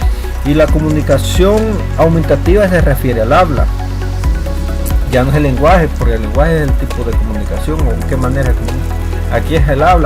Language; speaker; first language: Spanish; native; Spanish